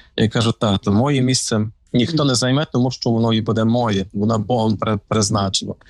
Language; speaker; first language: Ukrainian; native; Ukrainian